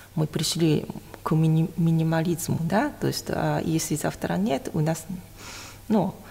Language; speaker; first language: Russian; non-native, fluent; Japanese